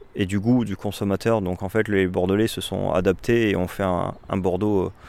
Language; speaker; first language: French; native; French